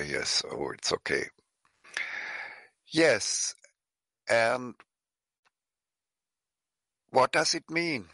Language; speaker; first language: English; non-native, fluent; German